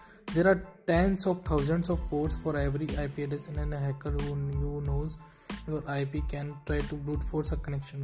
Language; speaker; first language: English; non-native, local second language; Hindi